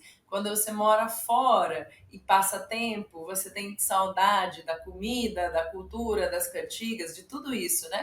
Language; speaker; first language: Portuguese; non-native, fluent; Ukrainian